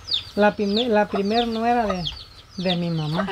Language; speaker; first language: Spanish; native; Spanish